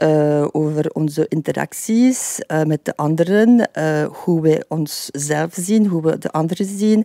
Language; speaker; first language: Dutch; non-native, fluent; French